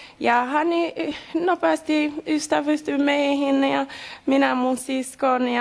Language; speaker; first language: Finnish; non-native, fluent; Kinyarwanda